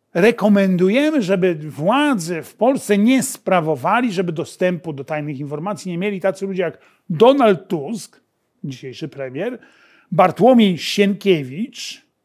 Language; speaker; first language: Polish; native; Polish